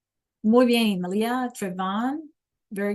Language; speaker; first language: Spanish; non-native, learner; English